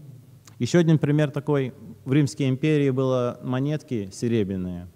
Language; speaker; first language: Russian; early bilingual, heritage; Russian